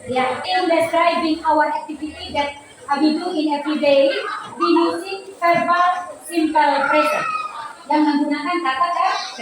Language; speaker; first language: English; non-native, learner; Indonesian